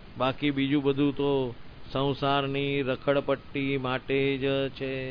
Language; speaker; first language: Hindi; non-native, local second language; Gujarati